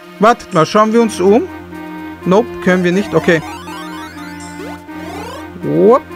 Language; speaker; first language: German; native; German